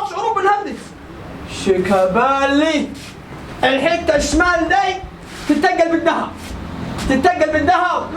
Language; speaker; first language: Arabic; native; Arabic